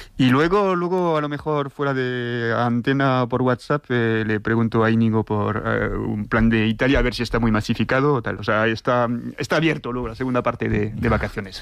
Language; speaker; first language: Spanish; non-native, fluent; French